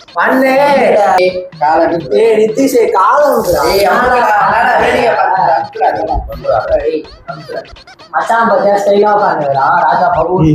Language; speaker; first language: Tamil; native; Tamil